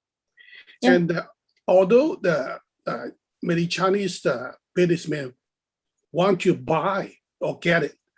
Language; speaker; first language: English; non-native, learner; Chinese